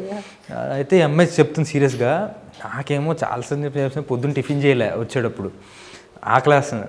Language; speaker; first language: Telugu; native; Telugu